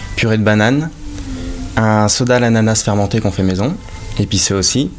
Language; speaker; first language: French; native; French